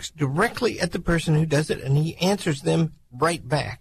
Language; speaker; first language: English; native; English